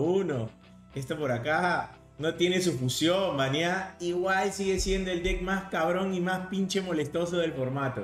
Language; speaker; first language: Spanish; native; Spanish